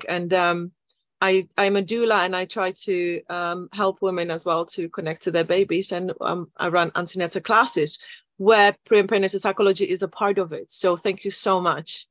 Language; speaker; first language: English; non-native, fluent; Czech